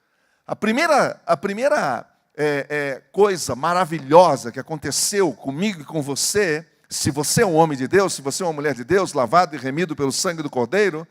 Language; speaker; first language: Portuguese; native; Portuguese